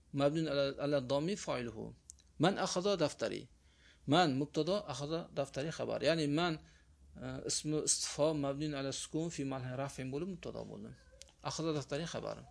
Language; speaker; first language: Arabic; non-native, fluent; Uzbek